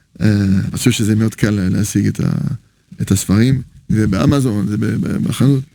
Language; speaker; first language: Hebrew; non-native, fluent; French